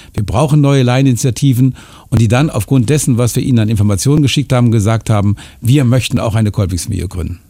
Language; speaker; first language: German; native; German